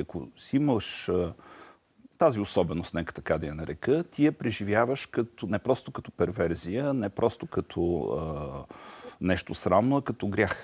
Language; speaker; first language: Bulgarian; native; Bulgarian